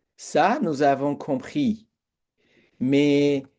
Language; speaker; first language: French; non-native, fluent; Persian